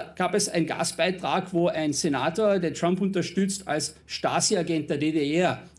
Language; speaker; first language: German; non-native, fluent; English